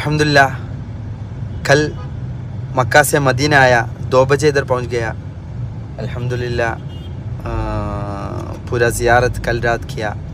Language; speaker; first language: Hindi; non-native, local second language; Malayalam